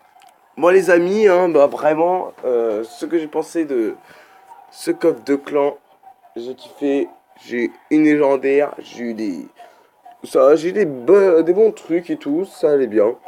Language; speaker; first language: French; native; French